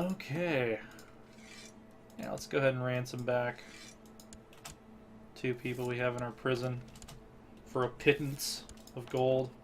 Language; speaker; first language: English; native; English